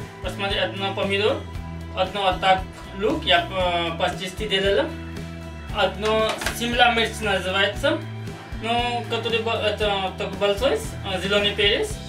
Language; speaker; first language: Russian; non-native, learner; Hindi